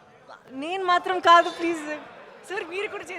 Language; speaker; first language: Telugu; non-native, fluent; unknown